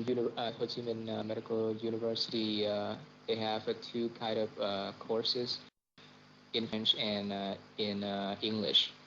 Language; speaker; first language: English; non-native, learner; Vietnamese